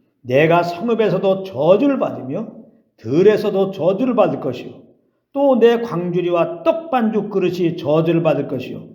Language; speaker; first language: Korean; native; Korean